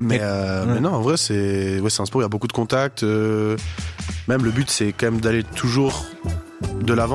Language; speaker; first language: French; native; French